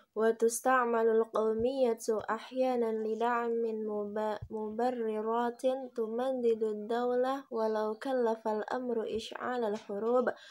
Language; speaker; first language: Arabic; non-native, learner; Indonesian